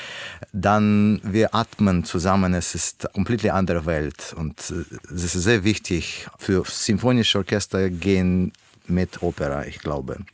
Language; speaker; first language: German; non-native, learner; Russian